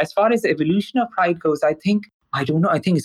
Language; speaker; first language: English; non-native, local second language; Urdu